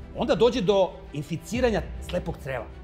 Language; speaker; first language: Serbian; native; Serbian